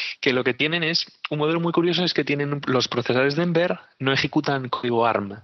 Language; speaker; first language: Spanish; native; Spanish